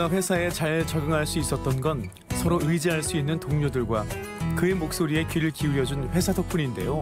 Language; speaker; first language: Korean; native; Korean